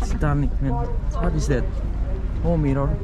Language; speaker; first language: English; non-native, learner; Javanese